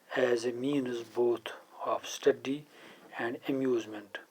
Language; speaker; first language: English; non-native, local second language; Urdu